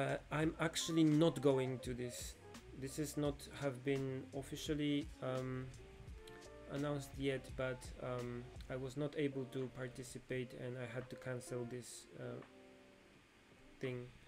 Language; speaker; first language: English; non-native, fluent; Polish